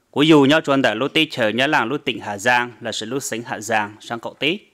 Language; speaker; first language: Vietnamese; non-native, local second language; Hmong